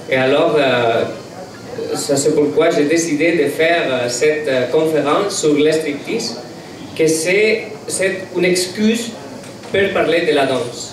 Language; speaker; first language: French; non-native, learner; Catalan